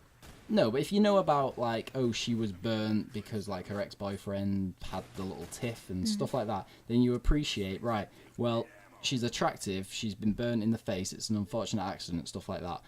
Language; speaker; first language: English; native; English